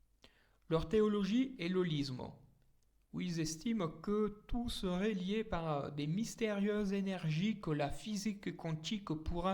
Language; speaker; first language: French; native; French